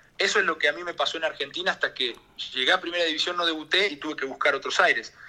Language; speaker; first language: Spanish; native; Spanish